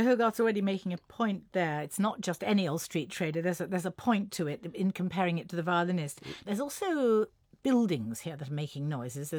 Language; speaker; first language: English; native; English